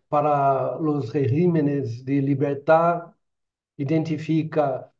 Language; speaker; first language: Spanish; non-native, fluent; Portuguese